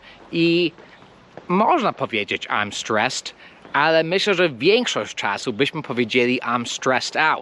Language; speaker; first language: Polish; non-native, fluent; English